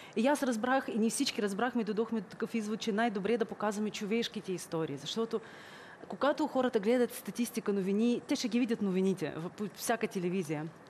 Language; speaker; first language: Bulgarian; early bilingual, heritage; Bulgarian